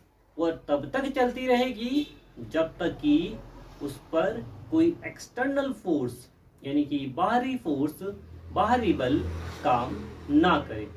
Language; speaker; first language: Hindi; native; Hindi